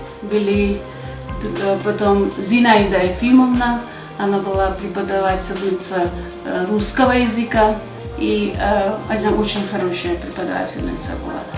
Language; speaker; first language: Russian; non-native, fluent; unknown